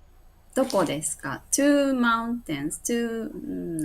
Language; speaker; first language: English; non-native, learner; Japanese